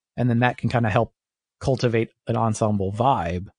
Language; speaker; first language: English; native; English